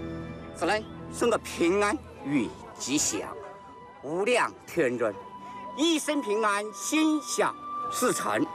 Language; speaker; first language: Chinese; native; Chinese